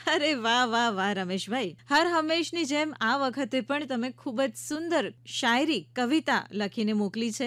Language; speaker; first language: Gujarati; native; Gujarati